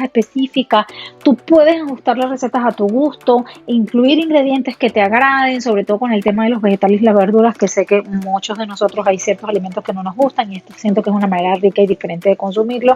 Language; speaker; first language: Spanish; native; Spanish